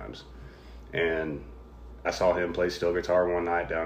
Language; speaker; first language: English; native; English